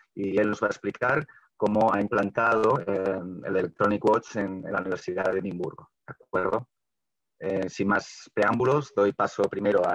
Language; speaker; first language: Spanish; native; Spanish